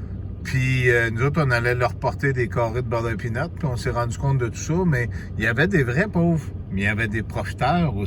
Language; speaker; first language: French; native; French